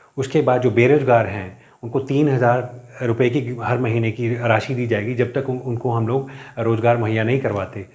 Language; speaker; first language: Hindi; non-native, local second language; Punjabi